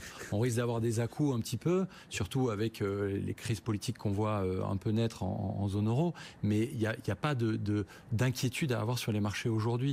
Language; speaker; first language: French; native; French